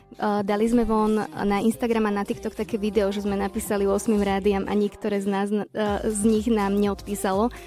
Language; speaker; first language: Slovak; native; Slovak